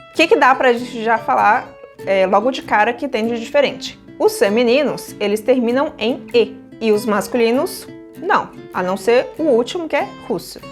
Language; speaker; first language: Portuguese; native; Portuguese